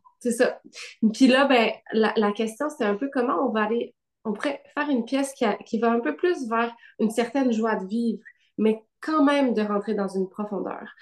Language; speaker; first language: French; native; French